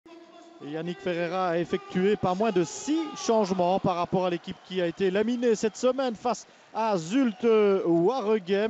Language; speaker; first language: French; native; French